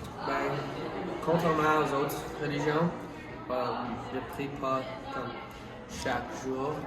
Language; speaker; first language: French; non-native, local second language; English